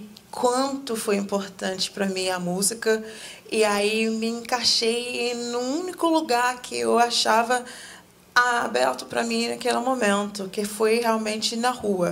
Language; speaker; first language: Portuguese; non-native, fluent; English